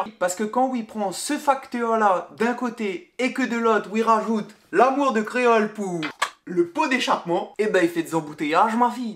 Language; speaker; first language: French; non-native, local second language; Réunion Creole French